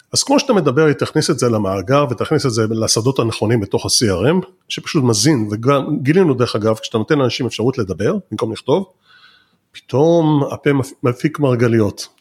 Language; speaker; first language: Hebrew; native; Hebrew